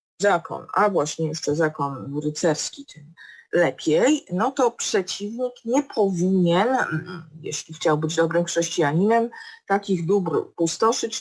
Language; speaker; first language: Polish; native; Polish